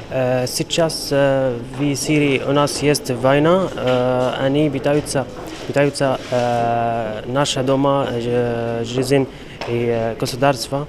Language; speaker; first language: Russian; non-native, learner; Arabic